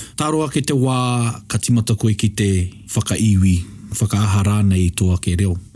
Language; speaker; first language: Māori; non-native, local second language; English